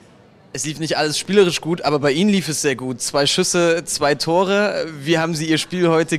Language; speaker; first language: German; native; German